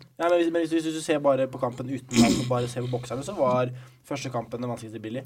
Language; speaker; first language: Norwegian; early bilingual, other home language; Arabic